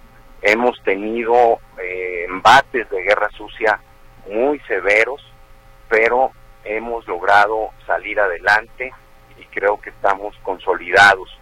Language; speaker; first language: Spanish; native; Spanish